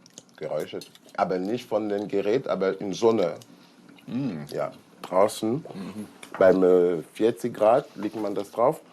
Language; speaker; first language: German; non-native, learner; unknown